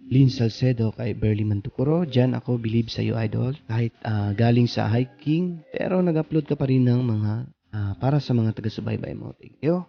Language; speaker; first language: Filipino; non-native, local second language; Cebuano